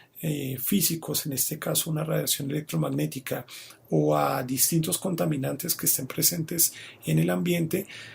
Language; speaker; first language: Spanish; native; Spanish